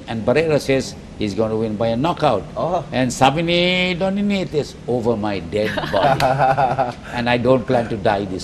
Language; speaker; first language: English; non-native, local second language; Filipino